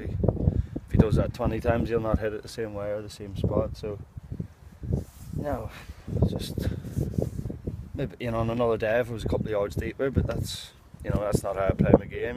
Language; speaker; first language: English; native; English